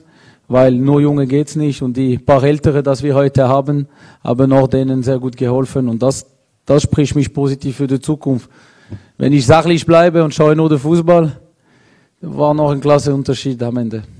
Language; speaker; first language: German; non-native, local second language; French